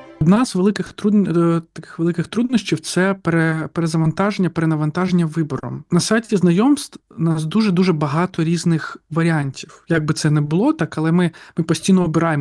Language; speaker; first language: Ukrainian; native; Ukrainian